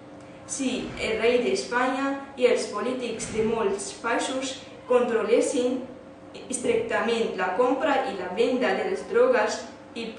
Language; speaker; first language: Catalan; early bilingual, other home language; Urdu